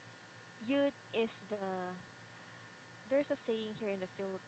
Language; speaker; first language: English; non-native, fluent; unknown